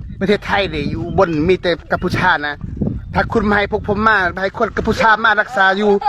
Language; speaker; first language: Thai; non-native, fluent; Khmer